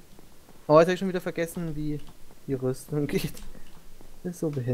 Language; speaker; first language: German; native; German